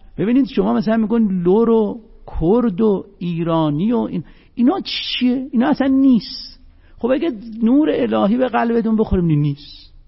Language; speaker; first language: Persian; non-native, local second language; Azerbaijani